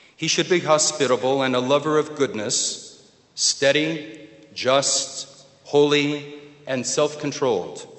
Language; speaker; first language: English; native; English